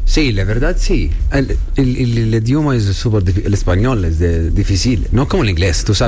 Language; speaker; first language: Spanish; non-native, learner; Arabic